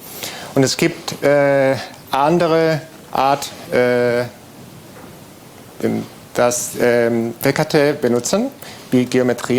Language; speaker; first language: German; non-native, fluent; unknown